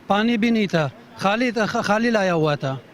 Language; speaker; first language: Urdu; non-native, local second language; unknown